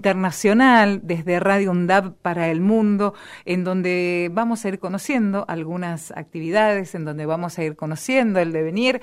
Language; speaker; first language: Spanish; native; Spanish